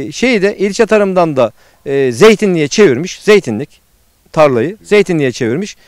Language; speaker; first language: Turkish; native; Turkish